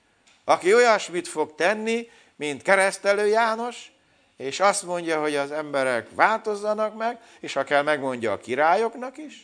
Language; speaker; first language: Hungarian; native; Hungarian